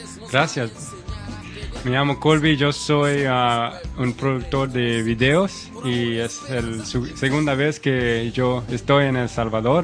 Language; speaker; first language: Spanish; non-native, learner; English